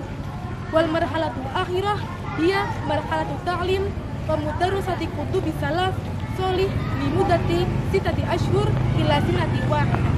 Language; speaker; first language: Arabic; non-native, learner; Indonesian